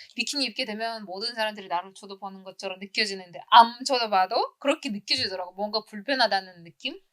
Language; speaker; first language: Korean; non-native, fluent; Uzbek